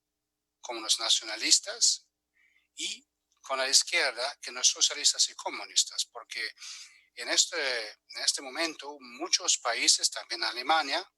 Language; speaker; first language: Spanish; non-native, fluent; German